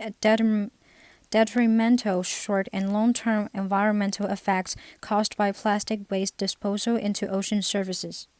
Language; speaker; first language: English; non-native, fluent; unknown